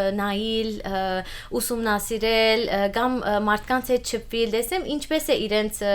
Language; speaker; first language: Armenian; early bilingual, heritage; Armenian